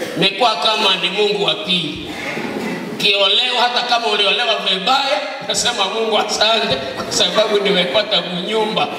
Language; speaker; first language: Swahili; non-native, local second language; Nande